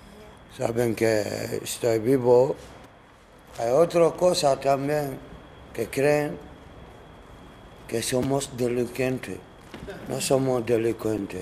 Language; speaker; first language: Spanish; non-native, learner; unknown